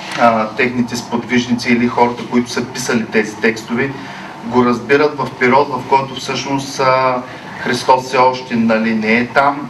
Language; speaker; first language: Bulgarian; native; Bulgarian